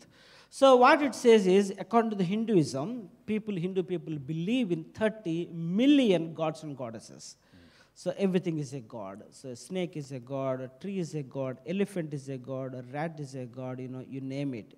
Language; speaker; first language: English; non-native, local second language; Telugu